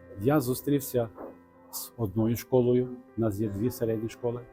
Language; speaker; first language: Ukrainian; non-native, local second language; Russian